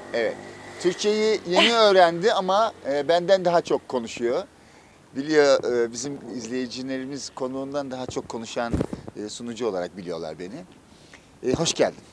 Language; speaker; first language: Turkish; native; Turkish